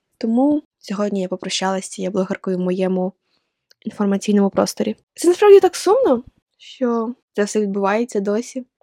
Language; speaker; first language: Ukrainian; non-native, local second language; Russian